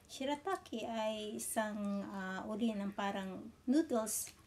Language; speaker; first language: Filipino; native; Filipino